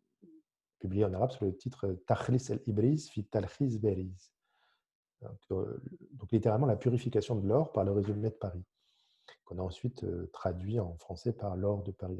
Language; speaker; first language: French; native; French